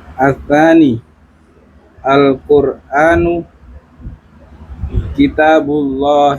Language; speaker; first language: Arabic; non-native, learner; Indonesian